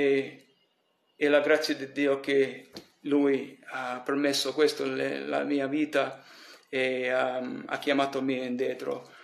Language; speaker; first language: Italian; early bilingual, heritage; English